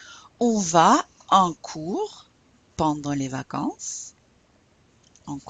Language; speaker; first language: French; non-native, fluent; English